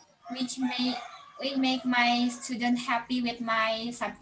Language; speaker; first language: English; non-native, learner; Indonesian